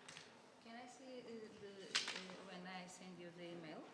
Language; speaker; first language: English; non-native, learner; Portuguese